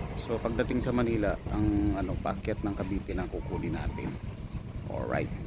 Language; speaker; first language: Filipino; native; Filipino